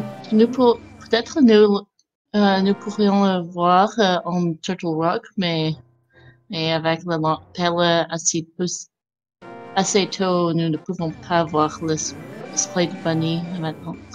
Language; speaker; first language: French; non-native, fluent; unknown